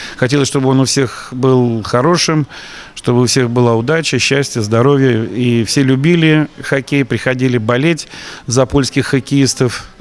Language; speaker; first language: Russian; native; Russian